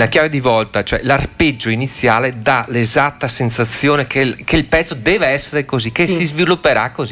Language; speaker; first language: Italian; native; Italian